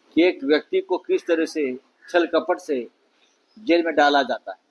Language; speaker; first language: Hindi; non-native, local second language; Marathi